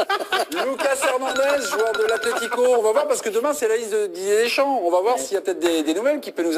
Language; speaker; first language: French; native; French